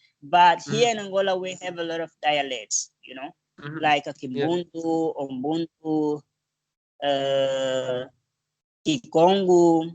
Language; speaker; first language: English; non-native, learner; Portuguese